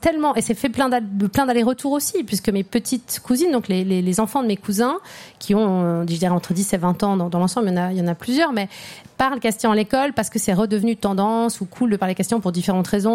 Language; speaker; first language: French; native; French